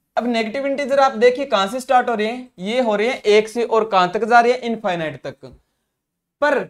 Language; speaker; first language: Hindi; non-native, local second language; Punjabi